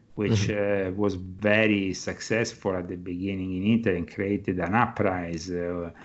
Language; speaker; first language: English; non-native, fluent; Italian